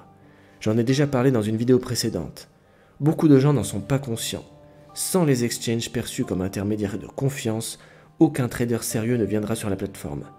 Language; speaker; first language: French; native; French